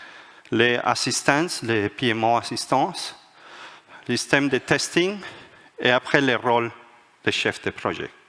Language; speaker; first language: French; non-native, fluent; Spanish